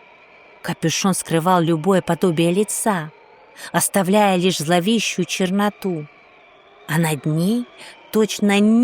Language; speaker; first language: Russian; native; Russian